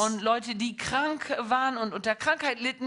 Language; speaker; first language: German; non-native, fluent; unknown